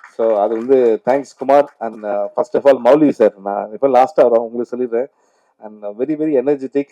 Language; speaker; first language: Tamil; native; Tamil